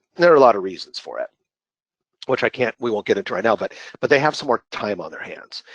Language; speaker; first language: English; native; English